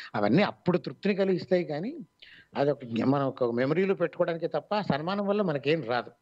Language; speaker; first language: Telugu; native; Telugu